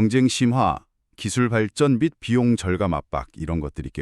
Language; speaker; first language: Korean; native; Korean